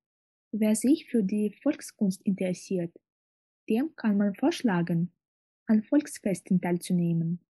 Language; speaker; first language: German; non-native, fluent; Russian